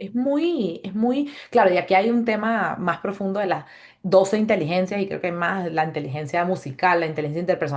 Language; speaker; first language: Spanish; native; Spanish